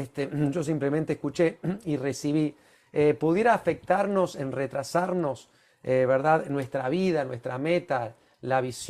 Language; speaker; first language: Spanish; native; Spanish